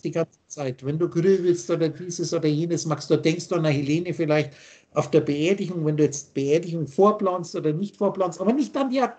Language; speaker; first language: German; native; German